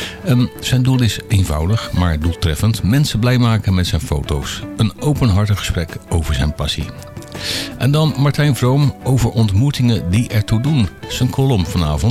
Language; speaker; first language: Dutch; native; Dutch